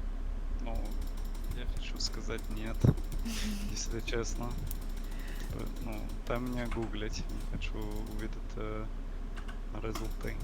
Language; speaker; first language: Russian; non-native, learner; English